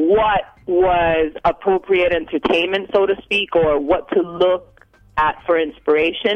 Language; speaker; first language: English; native; English